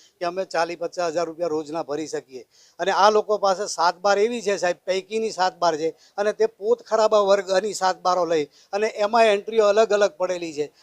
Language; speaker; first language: Gujarati; native; Gujarati